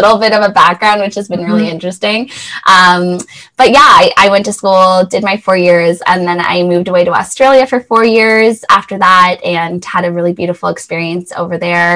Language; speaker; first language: English; native; English